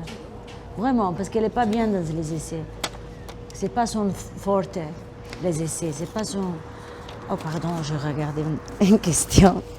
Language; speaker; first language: French; non-native, fluent; Italian